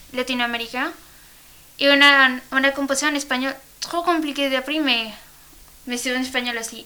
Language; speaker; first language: French; non-native, learner; Spanish